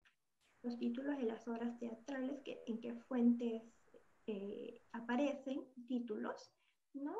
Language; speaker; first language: Spanish; native; Spanish